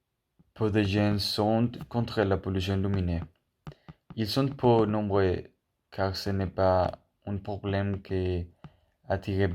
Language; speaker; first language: French; non-native, learner; Spanish